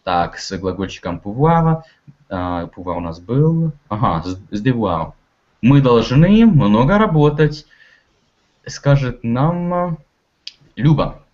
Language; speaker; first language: Russian; native; Russian